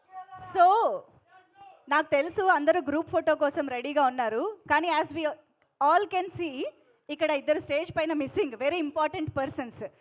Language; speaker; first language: Telugu; native; Telugu